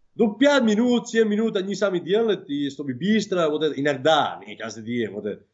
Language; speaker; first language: Russian; non-native, fluent; Spanish